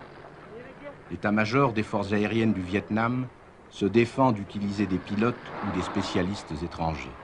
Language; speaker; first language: French; native; French